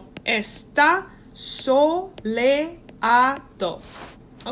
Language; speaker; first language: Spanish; non-native, fluent; English